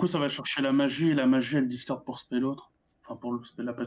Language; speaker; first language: French; native; French